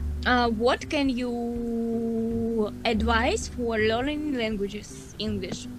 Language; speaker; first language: English; non-native, learner; Russian